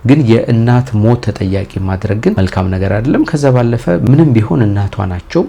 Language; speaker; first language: Amharic; native; Amharic